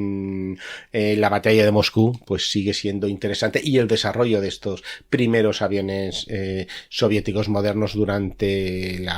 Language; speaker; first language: Spanish; native; Spanish